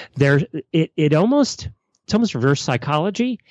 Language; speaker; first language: English; native; English